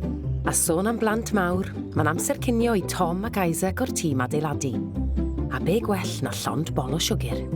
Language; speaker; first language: Welsh; native; Welsh